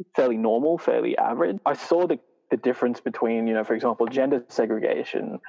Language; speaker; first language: English; non-native, fluent; Arabic